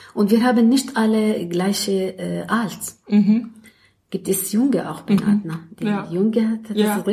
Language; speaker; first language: German; non-native, learner; Arabic